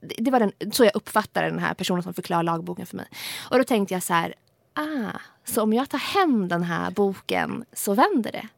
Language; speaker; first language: Swedish; early bilingual, other home language; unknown